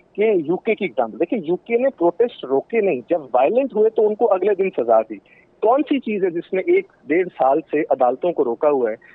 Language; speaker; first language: Urdu; native; Urdu